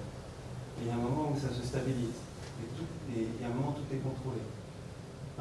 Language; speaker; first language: French; native; French